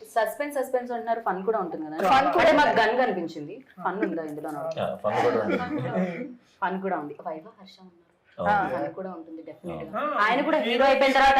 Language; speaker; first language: Telugu; native; Telugu